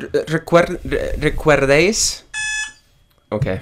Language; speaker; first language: Spanish; non-native, fluent; English